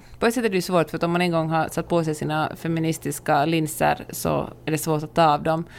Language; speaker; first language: Swedish; native; Swedish